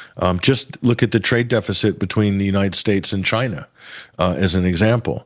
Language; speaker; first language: English; native; English